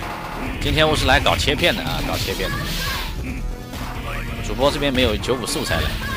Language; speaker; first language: Chinese; native; Chinese